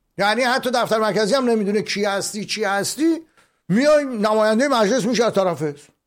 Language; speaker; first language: Persian; native; Persian